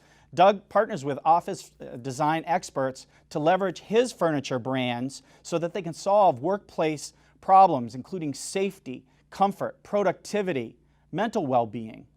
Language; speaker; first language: English; native; English